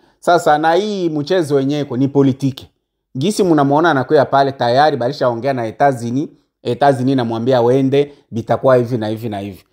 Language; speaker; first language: Swahili; native; Swahili